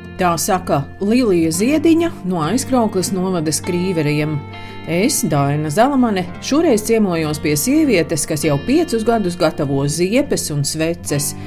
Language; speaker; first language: Latvian; native; Latvian